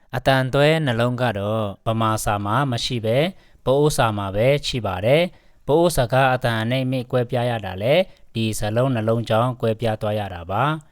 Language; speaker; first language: Burmese; non-native, local second language; Pa'o Karen